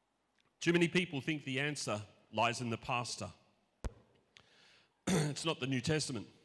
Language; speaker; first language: English; native; English